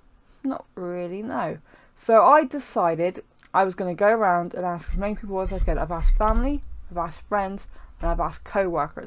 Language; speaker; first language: English; native; English